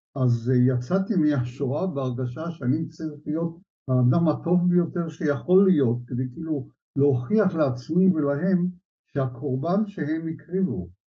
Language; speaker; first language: Hebrew; early bilingual, other home language; Polish